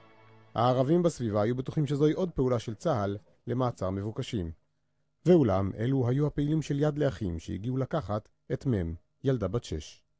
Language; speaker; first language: Hebrew; native; Hebrew